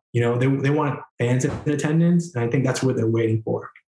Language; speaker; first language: English; native; English